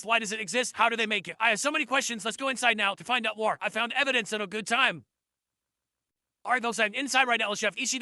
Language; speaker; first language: English; native; English